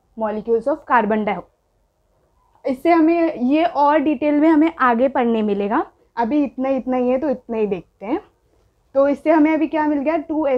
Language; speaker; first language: Hindi; non-native, local second language; Marathi